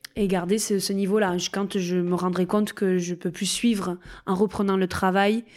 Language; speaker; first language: French; native; French